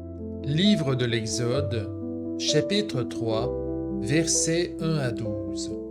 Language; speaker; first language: French; native; French